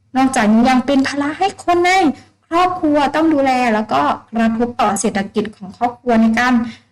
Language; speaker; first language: Thai; native; Thai